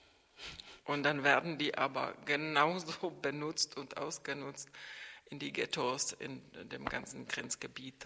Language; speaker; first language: German; non-native, fluent; Czech